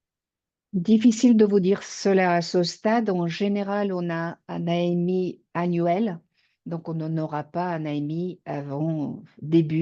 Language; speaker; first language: French; native; French